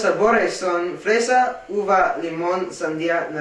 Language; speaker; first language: Spanish; non-native, learner; English